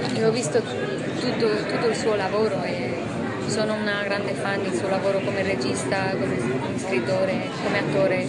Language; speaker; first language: Italian; non-native, fluent; Spanish